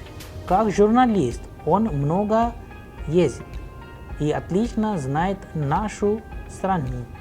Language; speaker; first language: Russian; non-native, fluent; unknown